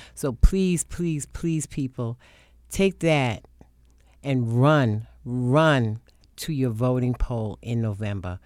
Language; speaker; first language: English; native; English